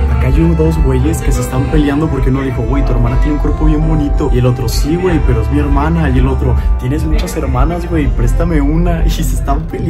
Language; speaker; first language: Spanish; native; Spanish